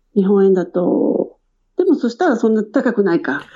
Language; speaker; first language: Japanese; native; Japanese